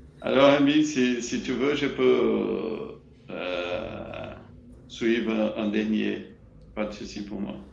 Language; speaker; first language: French; non-native, learner; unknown